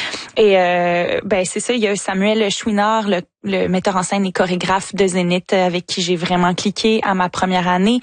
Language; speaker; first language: French; native; French